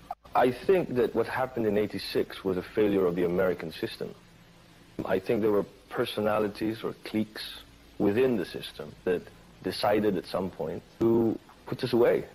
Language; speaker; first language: English; non-native, fluent; Filipino